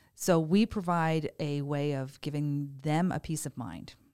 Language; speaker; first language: English; native; English